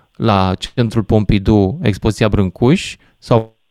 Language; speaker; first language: Romanian; native; Romanian